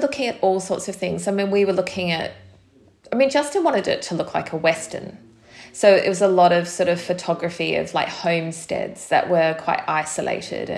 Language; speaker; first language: English; native; English